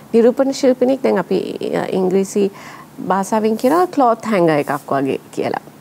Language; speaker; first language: Sinhala; non-native, local second language; English